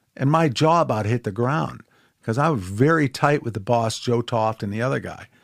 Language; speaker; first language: English; native; English